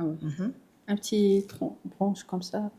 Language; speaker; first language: French; non-native, local second language; Arabic